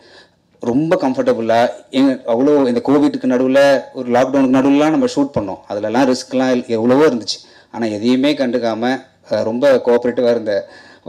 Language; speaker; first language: Tamil; native; Tamil